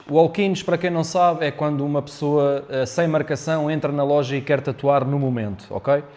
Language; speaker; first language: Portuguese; native; Portuguese